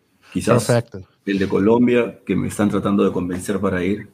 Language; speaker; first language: Spanish; native; Spanish